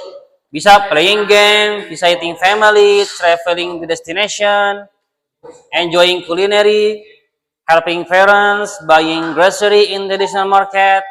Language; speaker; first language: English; non-native, learner; Indonesian